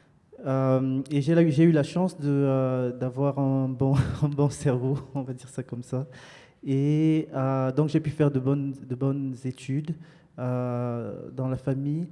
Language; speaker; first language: French; native; French